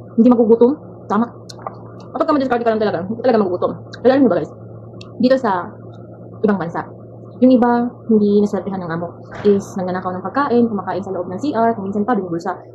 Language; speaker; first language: Filipino; non-native, local second language; Cebuano